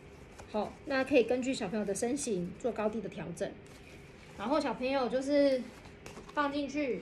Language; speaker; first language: Chinese; native; Chinese